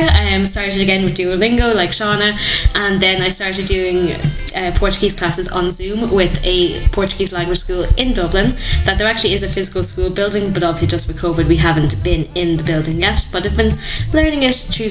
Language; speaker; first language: English; native; English